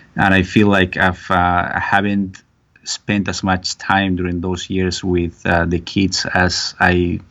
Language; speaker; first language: English; non-native, fluent; Spanish